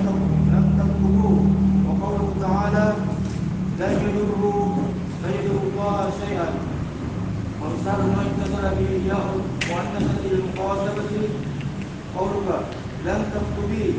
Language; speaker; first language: Arabic; non-native, learner; Indonesian